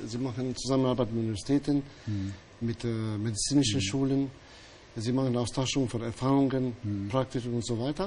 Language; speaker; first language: German; non-native, fluent; Albanian